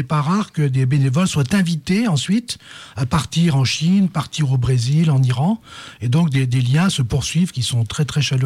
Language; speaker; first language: French; native; French